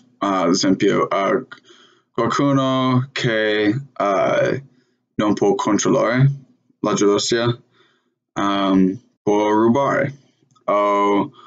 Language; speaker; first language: Italian; non-native, learner; English